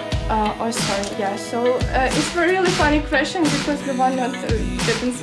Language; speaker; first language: English; non-native, learner; Ukrainian